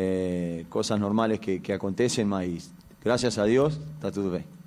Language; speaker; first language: Portuguese; non-native, learner; Spanish